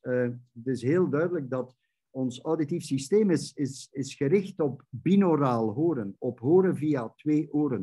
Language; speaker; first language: Dutch; native; Dutch